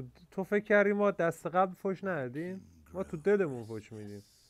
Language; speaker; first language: Persian; non-native, local second language; Azerbaijani